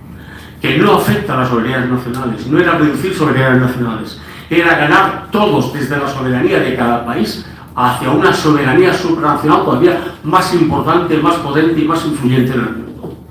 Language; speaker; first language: Spanish; native; Spanish